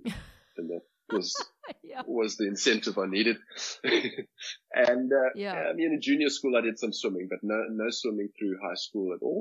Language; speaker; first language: English; native; English